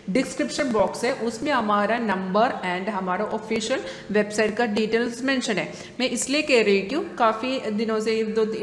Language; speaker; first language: Hindi; non-native, local second language; Malayalam